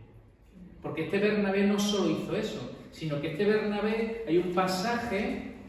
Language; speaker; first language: Spanish; native; Spanish